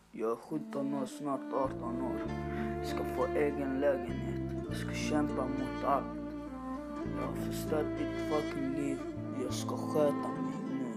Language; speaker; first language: Swedish; non-native, learner; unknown